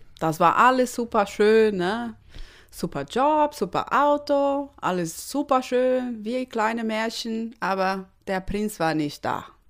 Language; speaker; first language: German; non-native, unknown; Portuguese